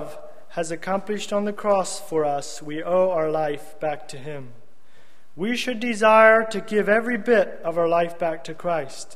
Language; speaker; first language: English; native; English